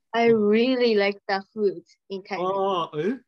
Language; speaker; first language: English; non-native, learner; Japanese